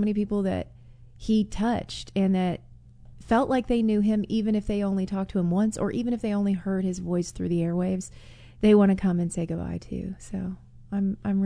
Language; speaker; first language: English; native; English